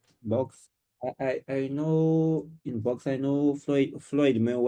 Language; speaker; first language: English; non-native, learner; Portuguese